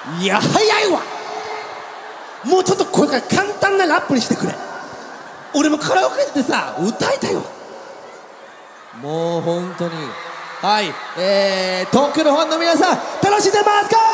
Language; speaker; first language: Japanese; native; Japanese